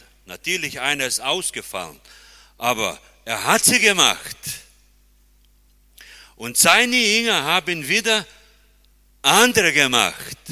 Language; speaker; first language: German; early bilingual, heritage; German